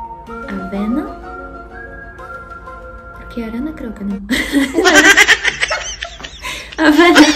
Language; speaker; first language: Spanish; non-native, learner; Polish